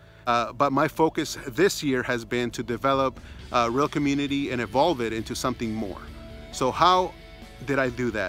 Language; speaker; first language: English; early bilingual, other home language; Spanish